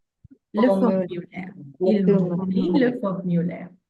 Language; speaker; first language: French; non-native, fluent; English